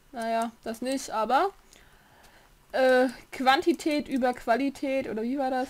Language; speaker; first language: German; native; German